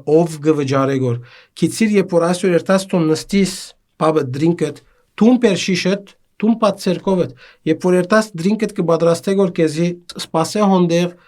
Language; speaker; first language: Armenian; native; Armenian